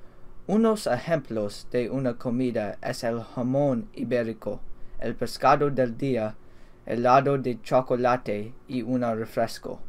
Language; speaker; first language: Spanish; non-native, learner; English